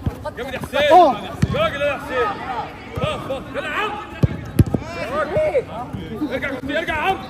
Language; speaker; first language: Arabic; native; Arabic